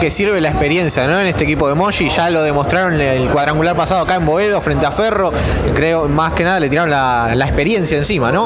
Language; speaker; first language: Spanish; native; Spanish